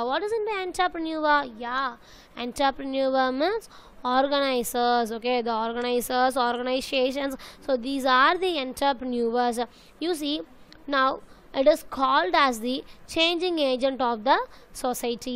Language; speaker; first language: English; non-native, local second language; Tamil